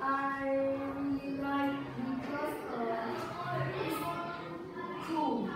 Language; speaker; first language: English; non-native, learner; Vietnamese